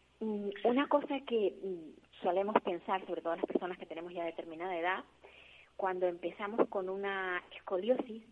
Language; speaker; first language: Spanish; native; Spanish